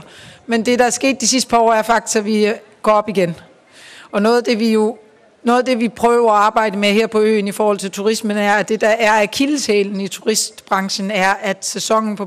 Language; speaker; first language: Danish; native; Danish